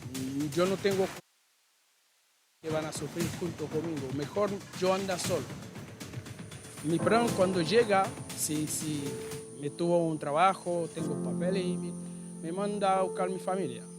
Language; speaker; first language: Spanish; non-native, learner; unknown